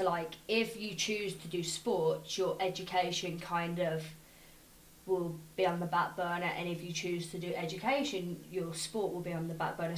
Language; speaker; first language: English; native; English